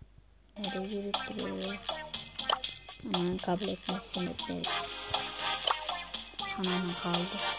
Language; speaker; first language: Turkish; native; Turkish